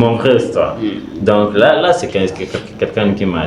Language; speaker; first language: French; non-native, learner; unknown